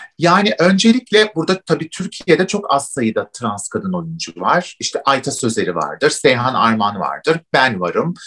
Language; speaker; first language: Turkish; native; Turkish